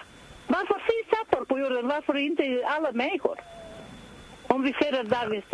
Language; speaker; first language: Swedish; non-native, fluent; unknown